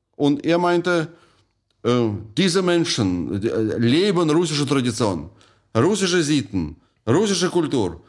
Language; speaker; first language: German; non-native, fluent; Russian